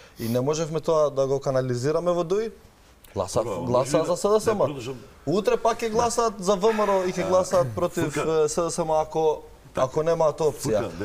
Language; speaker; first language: Macedonian; non-native, local second language; Albanian